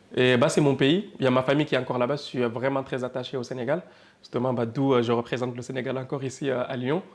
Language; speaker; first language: French; non-native, local second language; Fula